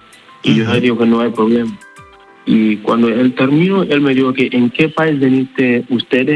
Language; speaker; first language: Spanish; non-native, learner; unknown